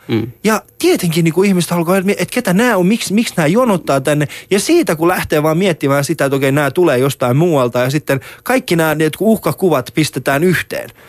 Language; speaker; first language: Finnish; early bilingual, other home language; Persian